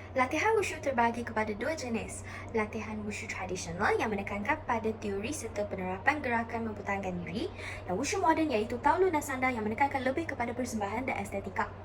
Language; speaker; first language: Malay; non-native, local second language; Chinese